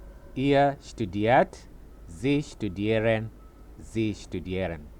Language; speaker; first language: German; non-native, fluent; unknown